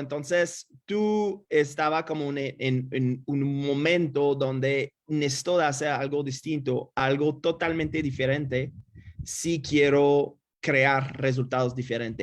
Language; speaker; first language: Spanish; non-native, fluent; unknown